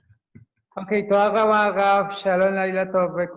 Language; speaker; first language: Hebrew; non-native, learner; Spanish